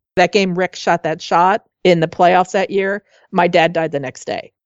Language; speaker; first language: English; native; English